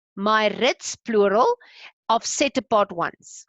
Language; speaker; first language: English; non-native, local second language; Afrikaans